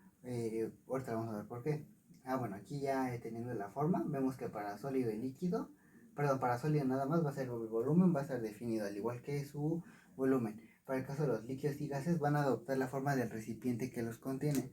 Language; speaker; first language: Spanish; native; Spanish